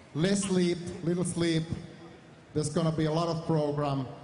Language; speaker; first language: English; non-native, fluent; Finnish